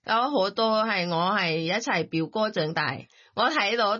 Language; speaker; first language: Cantonese; non-native, fluent; Thai